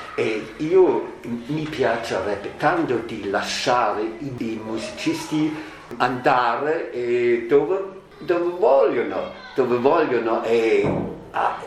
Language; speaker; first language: Italian; non-native, learner; German